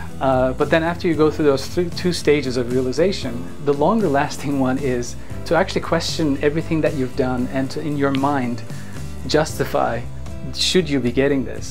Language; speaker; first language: English; non-native, fluent; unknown